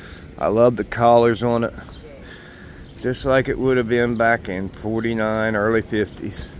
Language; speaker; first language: English; native; English